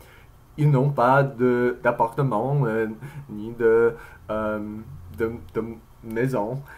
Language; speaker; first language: French; non-native, learner; English